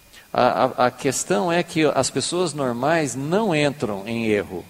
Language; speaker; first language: Portuguese; native; Portuguese